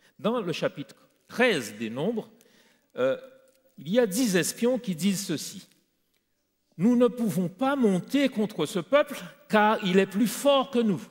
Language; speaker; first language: French; native; French